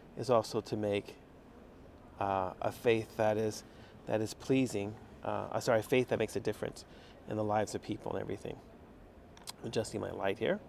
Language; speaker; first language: English; native; English